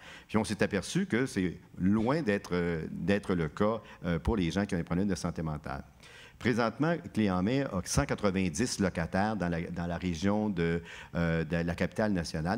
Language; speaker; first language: French; native; French